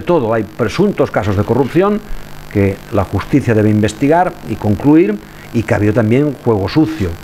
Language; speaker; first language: Spanish; non-native, local second language; Catalan